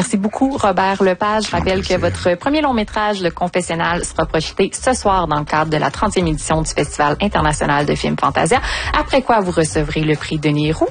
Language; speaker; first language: French; native; French